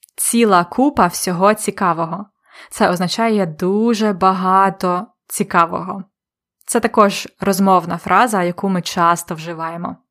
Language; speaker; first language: Ukrainian; native; Ukrainian